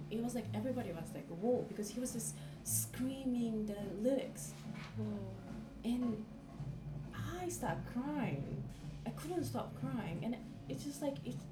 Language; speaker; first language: English; non-native, fluent; Japanese